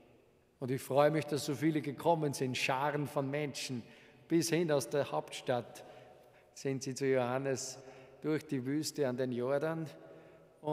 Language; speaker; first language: German; native; German